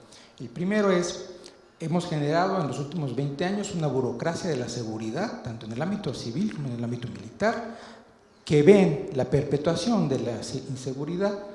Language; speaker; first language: Spanish; native; Spanish